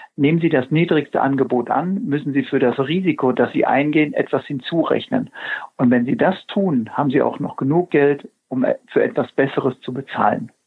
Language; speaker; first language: German; native; German